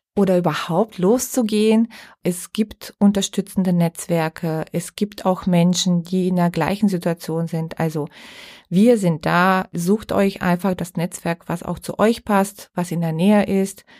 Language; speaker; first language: German; non-native, fluent; Bulgarian